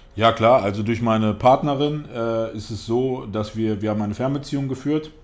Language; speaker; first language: German; early bilingual, other home language; Russian